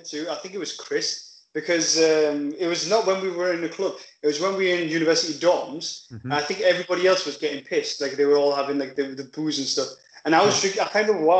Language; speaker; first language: English; native; English